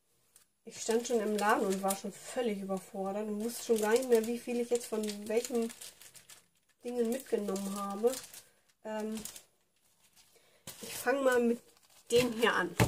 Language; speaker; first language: German; native; German